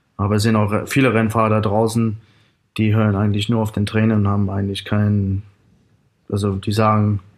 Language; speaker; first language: German; non-native, fluent; English